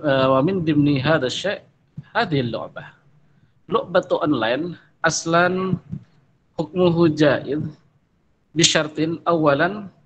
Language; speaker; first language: Arabic; non-native, fluent; Indonesian